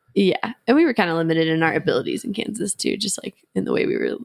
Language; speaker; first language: English; native; English